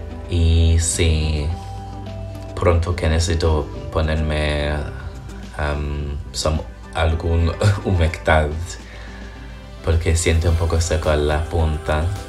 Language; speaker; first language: Spanish; non-native, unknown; English